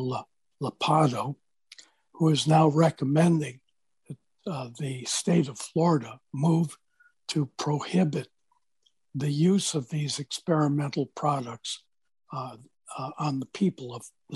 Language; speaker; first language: English; native; English